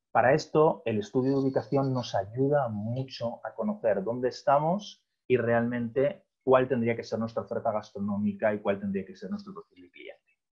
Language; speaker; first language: Spanish; native; Spanish